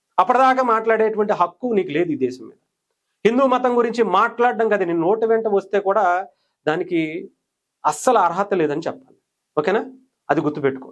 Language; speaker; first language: Telugu; native; Telugu